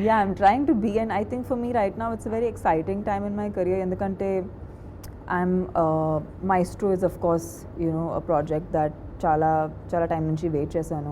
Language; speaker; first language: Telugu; non-native, fluent; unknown